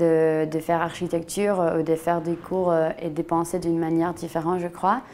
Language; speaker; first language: French; non-native, fluent; Spanish